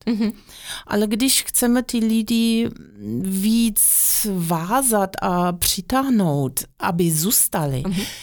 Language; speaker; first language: Czech; non-native, fluent; German